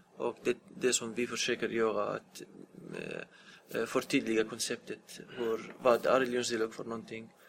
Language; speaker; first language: Swedish; non-native, fluent; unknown